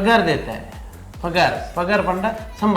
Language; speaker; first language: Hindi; non-native, local second language; Kannada